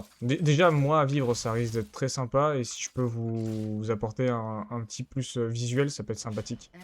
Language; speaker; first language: French; native; French